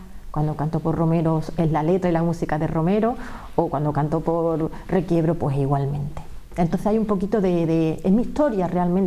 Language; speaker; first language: Spanish; native; Spanish